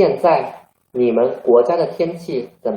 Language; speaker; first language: Chinese; non-native, fluent; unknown